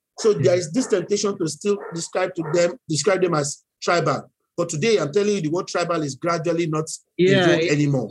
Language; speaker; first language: English; non-native, local second language; Yoruba